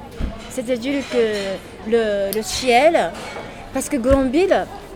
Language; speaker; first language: French; non-native, learner; Japanese